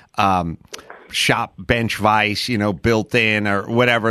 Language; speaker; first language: English; native; English